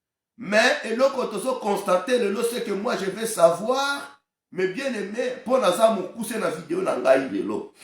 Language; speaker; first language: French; non-native, local second language; Lingala